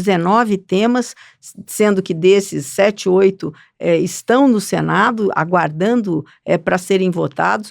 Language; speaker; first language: Portuguese; native; Portuguese